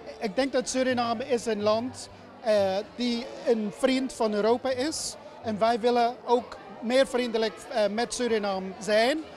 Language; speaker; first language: Dutch; non-native, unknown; English